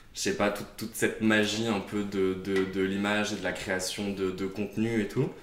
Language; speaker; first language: French; native; French